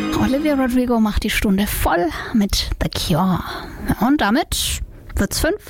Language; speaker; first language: German; native; German